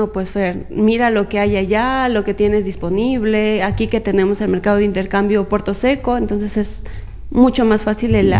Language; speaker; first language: Spanish; native; Spanish